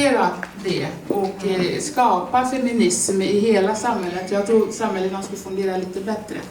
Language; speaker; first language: Swedish; non-native, fluent; Swahili